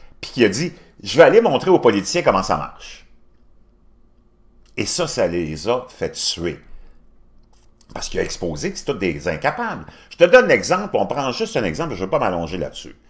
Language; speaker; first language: French; native; French